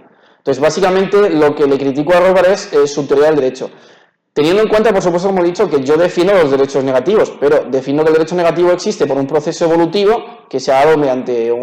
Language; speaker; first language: Spanish; native; Spanish